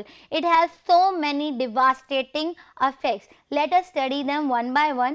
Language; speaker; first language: English; non-native, local second language; Hindi